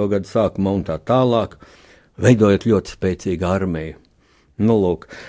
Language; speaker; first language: Latvian; native; Latvian